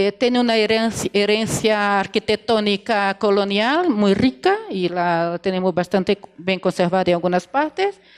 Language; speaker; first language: Spanish; non-native, fluent; Portuguese